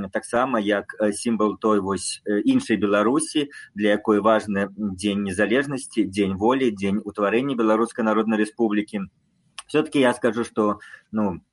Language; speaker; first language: Belarusian; non-native, local second language; Russian